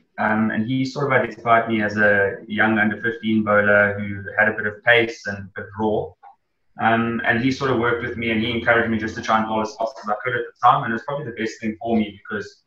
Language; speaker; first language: English; native; English